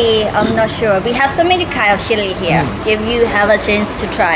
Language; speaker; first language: English; non-native, learner; Thai